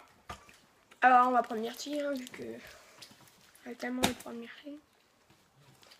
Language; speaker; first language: French; native; French